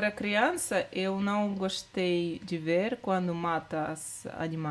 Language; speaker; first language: Portuguese; non-native, fluent; Russian